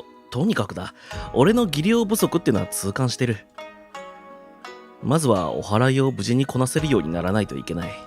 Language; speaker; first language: Japanese; native; Japanese